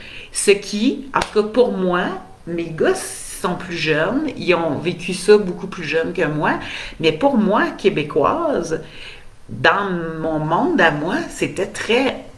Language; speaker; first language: French; native; French